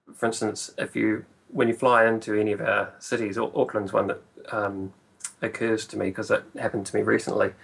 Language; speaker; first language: English; native; English